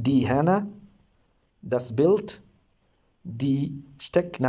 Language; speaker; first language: German; non-native, learner; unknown